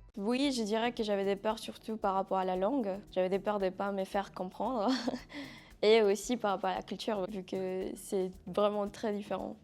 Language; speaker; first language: French; non-native, fluent; Spanish